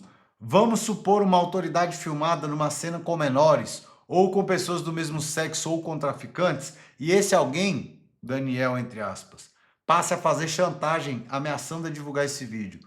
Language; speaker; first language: Portuguese; native; Portuguese